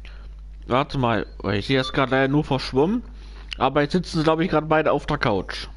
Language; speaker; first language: German; native; German